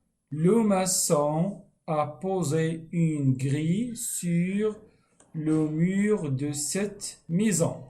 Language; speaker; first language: French; non-native, local second language; Arabic